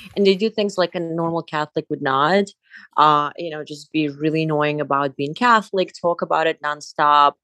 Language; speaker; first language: English; non-native, fluent; Azerbaijani